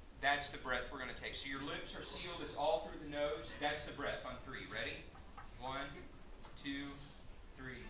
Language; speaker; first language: English; native; English